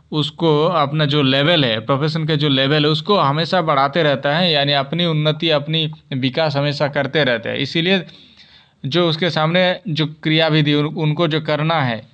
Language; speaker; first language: Hindi; native; Hindi